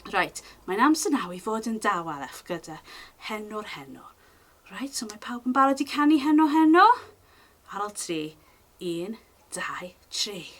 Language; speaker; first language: Welsh; non-native, local second language; English